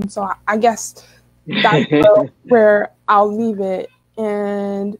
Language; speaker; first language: English; native; English